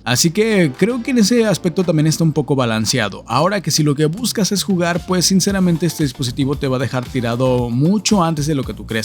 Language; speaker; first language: Spanish; native; Spanish